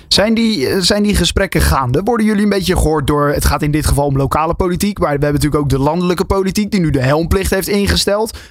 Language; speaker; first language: Dutch; native; Dutch